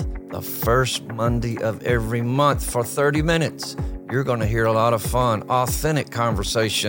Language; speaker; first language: English; native; English